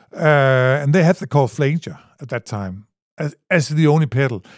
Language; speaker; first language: English; non-native, fluent; Danish